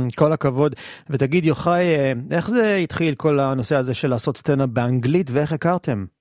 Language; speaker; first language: Hebrew; native; Hebrew